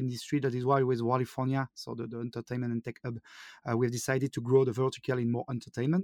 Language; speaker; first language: English; non-native, fluent; French